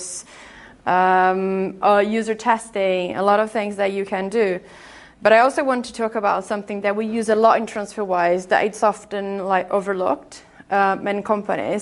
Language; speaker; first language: English; non-native, fluent; Portuguese